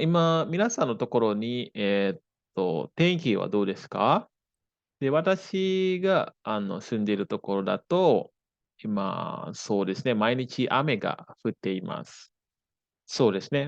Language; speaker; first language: Japanese; non-native, fluent; Indonesian